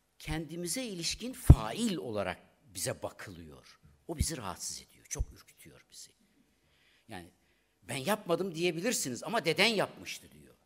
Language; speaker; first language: Turkish; native; Turkish